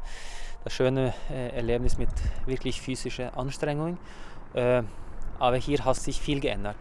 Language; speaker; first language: German; non-native, fluent; Norwegian